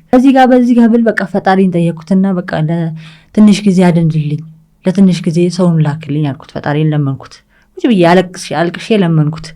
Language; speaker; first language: Amharic; early bilingual, other home language; English